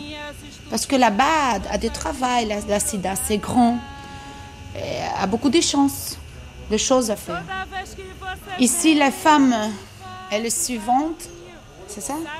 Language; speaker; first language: French; non-native, learner; Portuguese